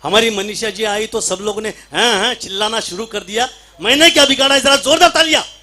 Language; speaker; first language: Hindi; non-native, local second language; Marathi